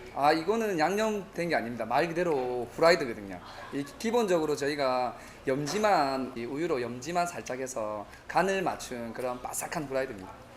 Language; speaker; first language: Korean; native; Korean